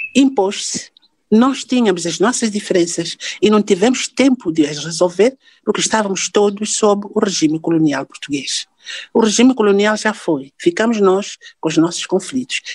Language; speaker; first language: Portuguese; non-native, local second language; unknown